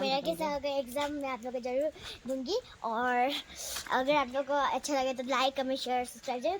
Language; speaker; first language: Hindi; non-native, local second language; Assamese